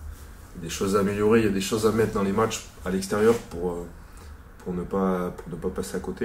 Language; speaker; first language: French; native; French